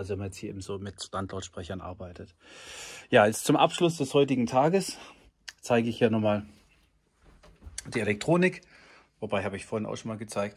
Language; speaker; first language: German; native; German